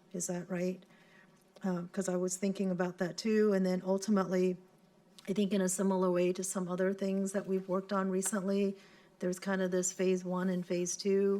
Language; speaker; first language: English; non-native, local second language; Cantonese